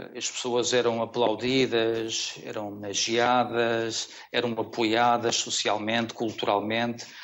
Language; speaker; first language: Portuguese; native; Portuguese